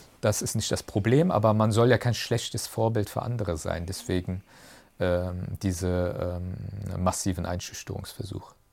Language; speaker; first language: German; early bilingual, other home language; Turkish